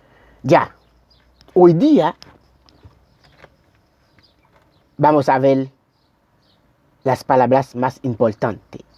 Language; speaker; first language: Spanish; non-native, learner; Haitian Creole